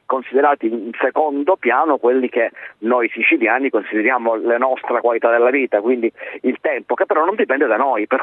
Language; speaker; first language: Italian; native; Italian